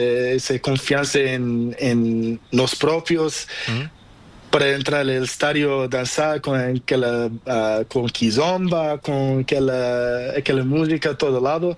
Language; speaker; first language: Spanish; non-native, learner; Portuguese